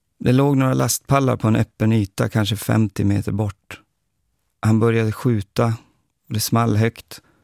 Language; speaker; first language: Swedish; native; Swedish